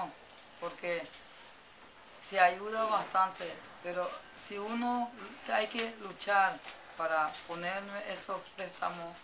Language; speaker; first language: Spanish; non-native, local second language; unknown